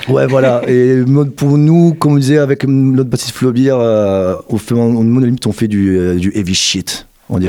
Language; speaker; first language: French; native; French